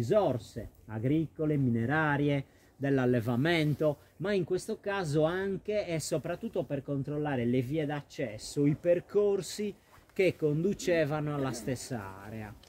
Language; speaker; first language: Italian; native; Italian